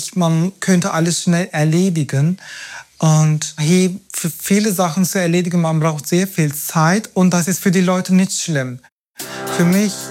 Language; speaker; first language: German; non-native, learner; Turkish